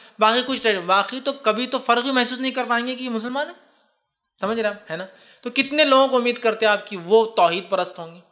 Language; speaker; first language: Urdu; native; Urdu